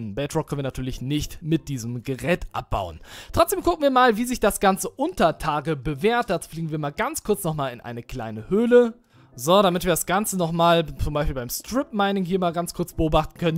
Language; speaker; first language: German; native; German